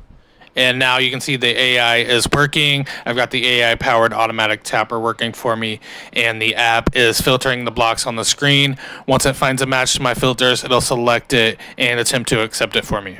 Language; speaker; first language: English; native; English